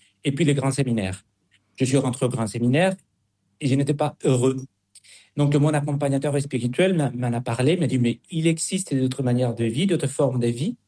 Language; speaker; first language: French; non-native, fluent; Spanish